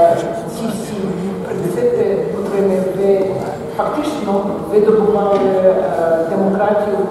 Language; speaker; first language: Ukrainian; early bilingual, heritage; Ukrainian